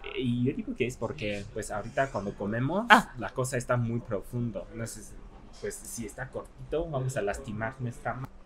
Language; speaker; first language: Spanish; non-native, fluent; Chinese